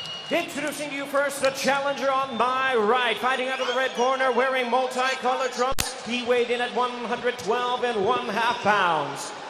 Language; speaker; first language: English; native; English